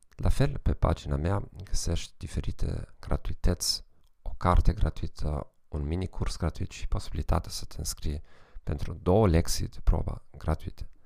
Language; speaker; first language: Romanian; non-native, fluent; German